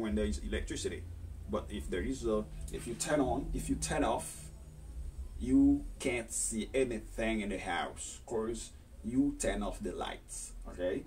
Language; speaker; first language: English; non-native, fluent; Haitian Creole